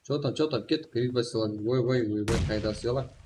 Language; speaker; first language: Russian; non-native, local second language; Kazakh